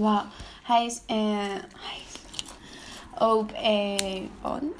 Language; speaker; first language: Dutch; non-native, learner; Spanish